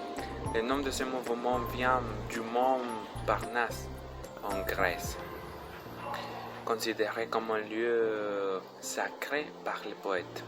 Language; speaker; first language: French; non-native, learner; Spanish